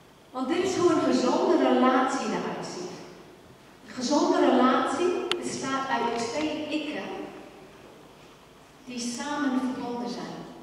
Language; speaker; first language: Dutch; non-native, fluent; English